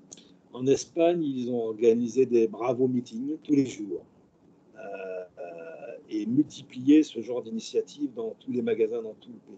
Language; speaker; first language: French; native; French